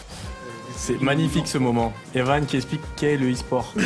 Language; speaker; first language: French; native; French